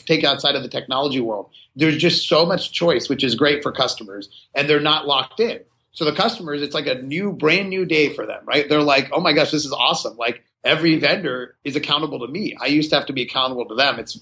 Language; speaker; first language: English; native; English